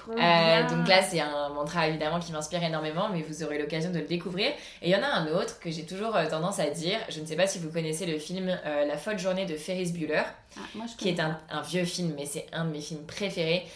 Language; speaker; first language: French; native; French